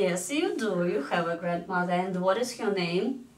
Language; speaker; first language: English; non-native, fluent; Russian